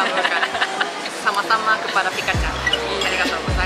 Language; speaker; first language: Indonesian; non-native, fluent; Japanese